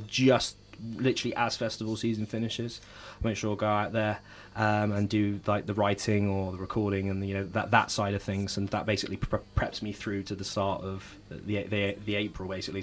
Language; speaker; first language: English; native; English